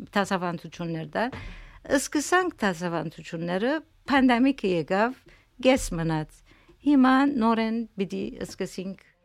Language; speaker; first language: Armenian; early bilingual, heritage; Armenian